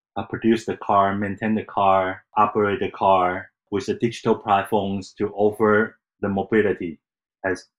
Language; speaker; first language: English; non-native, fluent; Chinese